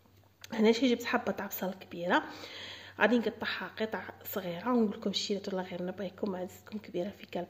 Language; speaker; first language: Arabic; native; Arabic